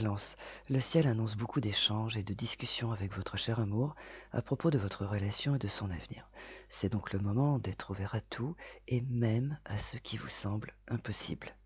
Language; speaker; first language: French; native; French